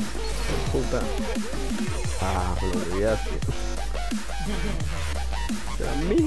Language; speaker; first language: Spanish; native; Spanish